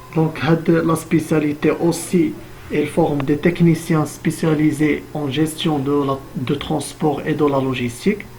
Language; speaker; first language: French; non-native, local second language; Arabic